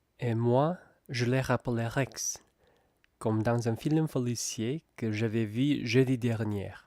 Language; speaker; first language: French; non-native, fluent; Korean